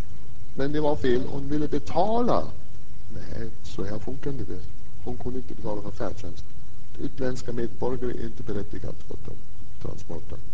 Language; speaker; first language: Swedish; native; Swedish